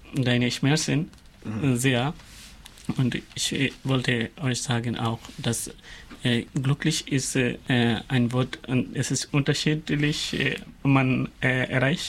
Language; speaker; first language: German; non-native, learner; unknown